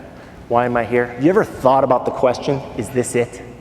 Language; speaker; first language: English; native; English